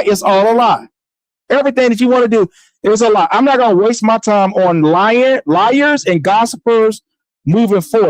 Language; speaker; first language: English; native; English